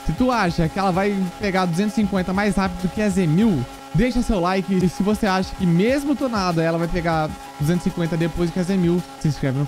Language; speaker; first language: Portuguese; native; Portuguese